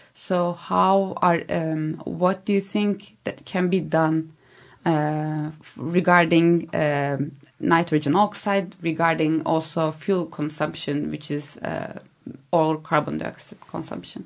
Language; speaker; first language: English; non-native, fluent; Turkish